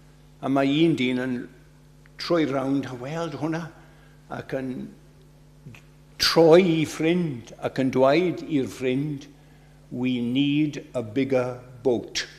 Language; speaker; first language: Welsh; non-native, fluent; English